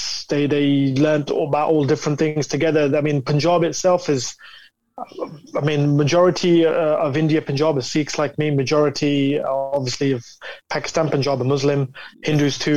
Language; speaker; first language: English; native; English